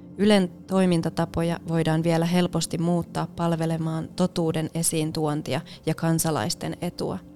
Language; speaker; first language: Finnish; native; Finnish